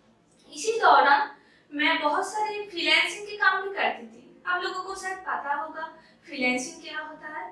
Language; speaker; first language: Hindi; non-native, local second language; Bangla